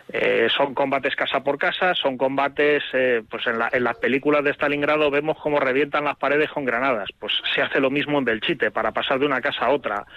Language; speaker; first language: Spanish; native; Spanish